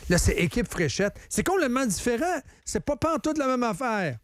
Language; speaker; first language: French; native; French